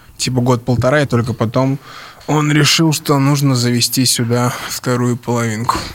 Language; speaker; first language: Russian; early bilingual, other home language; English